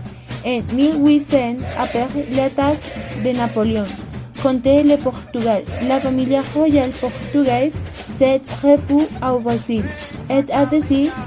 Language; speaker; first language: French; non-native, learner; Spanish